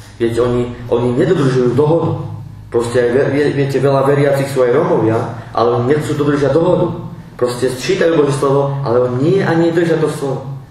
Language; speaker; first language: Slovak; non-native, local second language; Romany